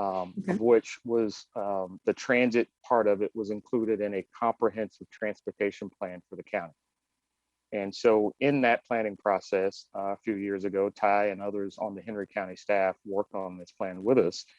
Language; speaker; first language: English; native; English